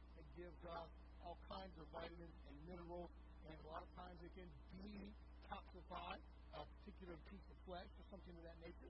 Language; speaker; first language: English; native; English